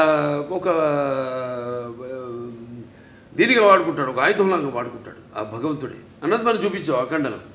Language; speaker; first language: Telugu; native; Telugu